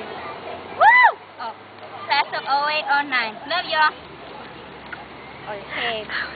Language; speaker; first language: English; native; English